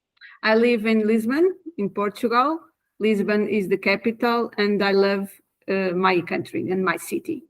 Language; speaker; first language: English; non-native, learner; Portuguese